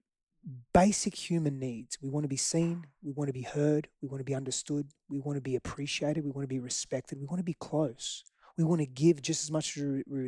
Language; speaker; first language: English; early bilingual, other home language; Greek